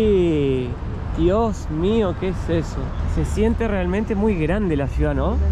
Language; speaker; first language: Spanish; native; Spanish